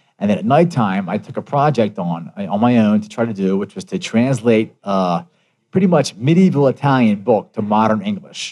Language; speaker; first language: English; early bilingual, other home language; Italian